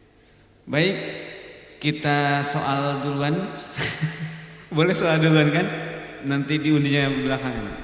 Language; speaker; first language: Indonesian; native; Indonesian